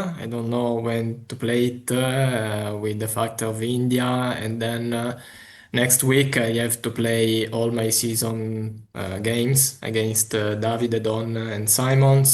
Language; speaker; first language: English; non-native, fluent; Italian